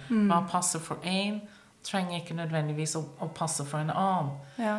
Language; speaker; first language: Norwegian; non-native, fluent; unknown